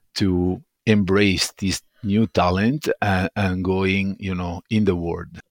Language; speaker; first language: English; non-native, fluent; Italian